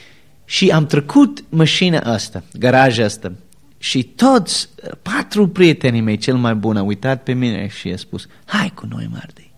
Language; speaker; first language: Romanian; non-native, learner; English